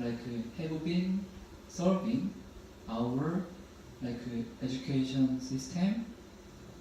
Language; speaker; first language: English; non-native, learner; Korean